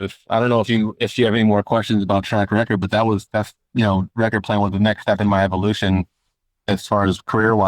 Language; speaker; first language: English; native; English